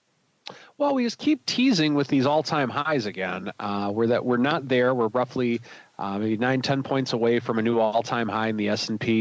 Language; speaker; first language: English; native; English